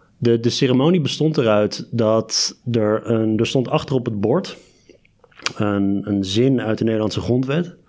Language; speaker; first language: Dutch; native; Dutch